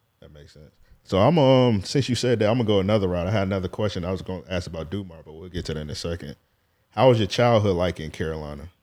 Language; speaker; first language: English; native; English